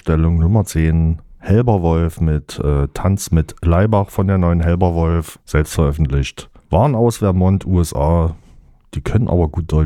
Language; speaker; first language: German; native; German